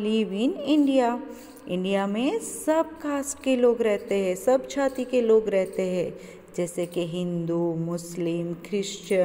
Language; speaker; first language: Hindi; non-native, local second language; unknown